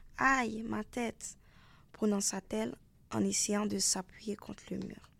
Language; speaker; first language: French; non-native, local second language; Haitian Creole